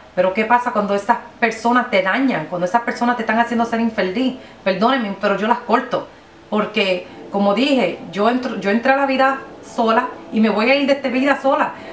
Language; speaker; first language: Spanish; early bilingual, heritage; Spanish